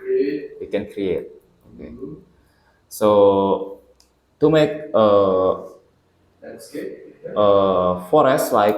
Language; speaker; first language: English; non-native, learner; Indonesian